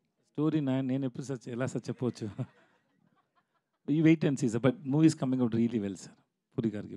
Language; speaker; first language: Telugu; non-native, learner; Tamil